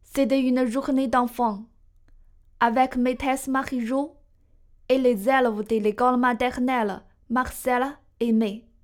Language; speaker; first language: French; non-native, fluent; Chinese